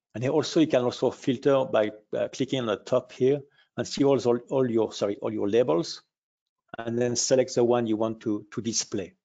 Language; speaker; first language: English; non-native, fluent; French